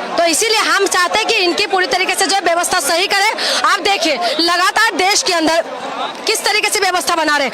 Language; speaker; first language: Hindi; non-native, local second language; Assamese